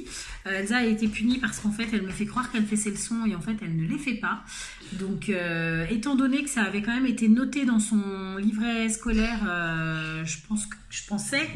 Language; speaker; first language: French; native; French